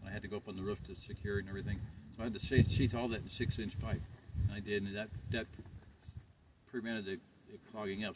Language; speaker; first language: English; native; English